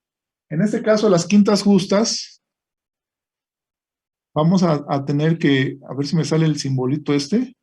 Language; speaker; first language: Spanish; native; Spanish